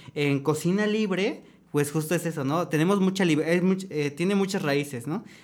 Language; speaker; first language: Spanish; native; Spanish